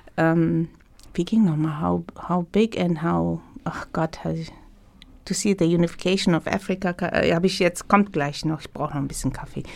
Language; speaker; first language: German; non-native, fluent; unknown